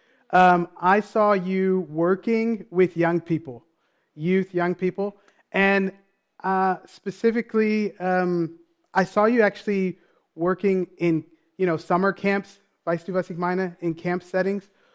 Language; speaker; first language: English; native; English